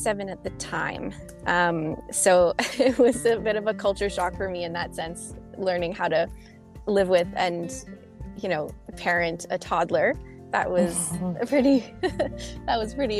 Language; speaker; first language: English; native; English